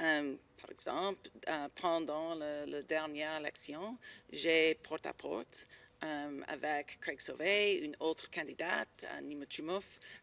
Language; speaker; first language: French; non-native, learner; English